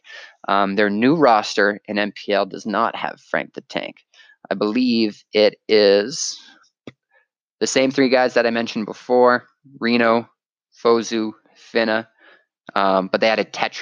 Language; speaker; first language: English; native; English